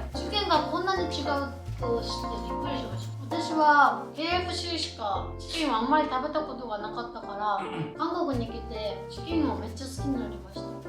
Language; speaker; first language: Japanese; native; Japanese